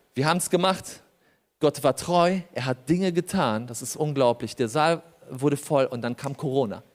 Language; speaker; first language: German; early bilingual, other home language; Polish